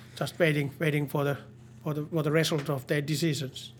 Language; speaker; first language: English; non-native, learner; Finnish